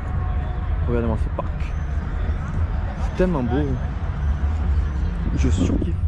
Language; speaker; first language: French; native; French